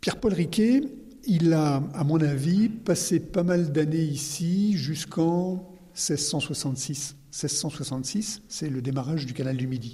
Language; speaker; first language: French; native; French